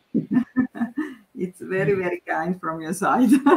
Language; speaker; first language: English; non-native, fluent; Italian